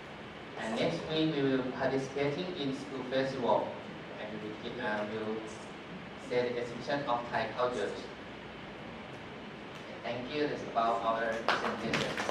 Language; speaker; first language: English; non-native, fluent; Thai